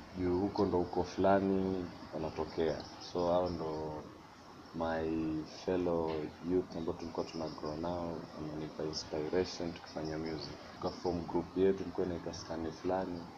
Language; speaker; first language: Swahili; non-native, local second language; Giryama